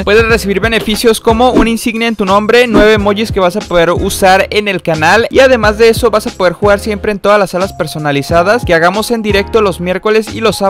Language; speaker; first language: Spanish; native; Spanish